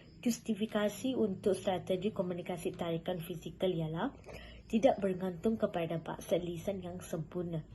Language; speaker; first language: Malay; non-native, local second language; Tamil